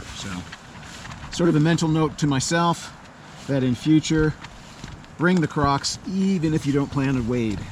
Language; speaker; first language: English; native; English